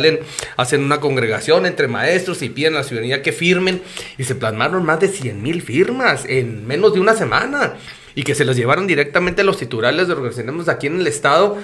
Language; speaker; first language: Spanish; native; Spanish